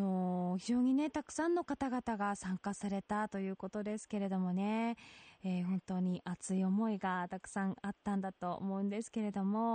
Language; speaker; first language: Japanese; native; Japanese